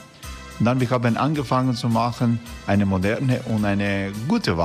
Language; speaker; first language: German; non-native, learner; Croatian